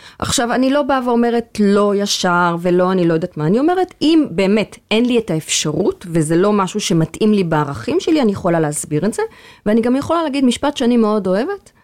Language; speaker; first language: Hebrew; native; Hebrew